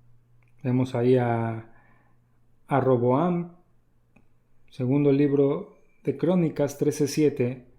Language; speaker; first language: Spanish; native; Spanish